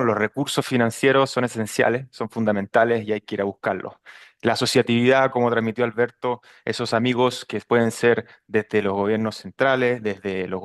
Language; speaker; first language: Spanish; native; Spanish